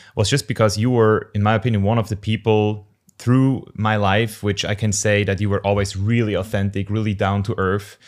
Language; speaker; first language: English; non-native, fluent; German